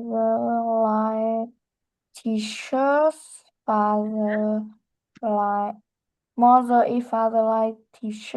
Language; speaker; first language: English; non-native, learner; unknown